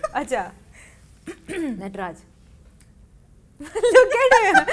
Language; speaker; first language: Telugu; non-native, learner; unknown